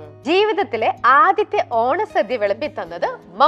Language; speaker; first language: Malayalam; native; Malayalam